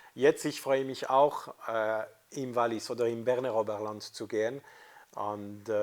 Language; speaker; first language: German; non-native, fluent; French